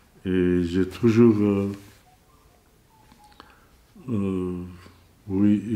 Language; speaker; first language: French; non-native, learner; Azerbaijani